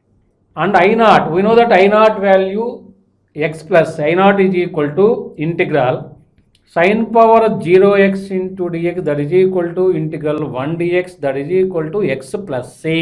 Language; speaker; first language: English; non-native, local second language; Telugu